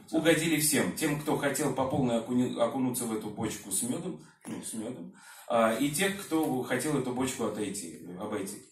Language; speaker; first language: Russian; native; Russian